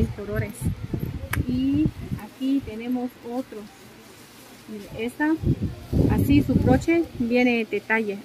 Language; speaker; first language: Spanish; non-native, learner; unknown